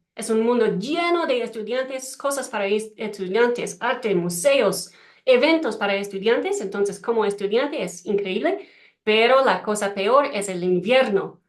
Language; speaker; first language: Spanish; non-native, learner; English